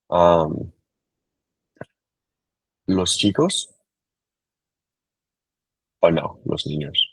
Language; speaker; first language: Spanish; non-native, learner; English